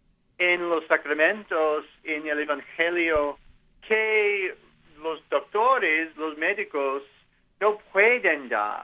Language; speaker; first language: Spanish; non-native, learner; English